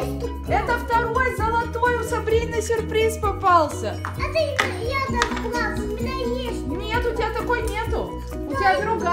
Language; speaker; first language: Russian; native; Russian